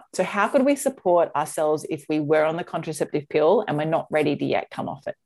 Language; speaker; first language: English; native; English